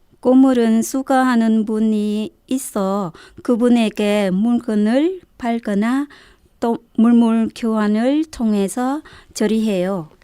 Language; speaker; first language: Korean; non-native, fluent; Vietnamese